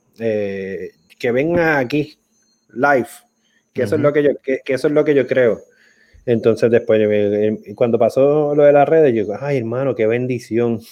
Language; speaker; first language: Spanish; native; Spanish